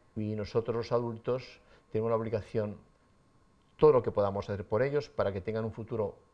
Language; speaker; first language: Spanish; native; Spanish